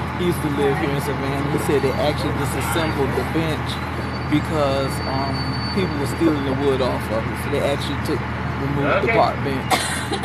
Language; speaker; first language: English; native; English